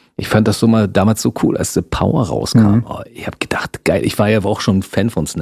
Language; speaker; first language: German; native; German